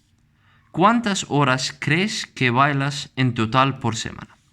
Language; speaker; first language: Spanish; non-native, fluent; Arabic